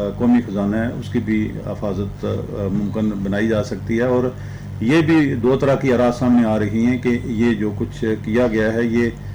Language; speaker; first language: Urdu; non-native, local second language; Punjabi